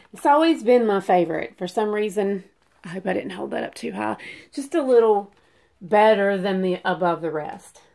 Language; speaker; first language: English; native; English